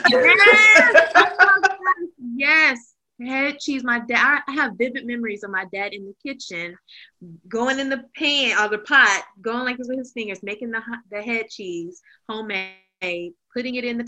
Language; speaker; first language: English; native; English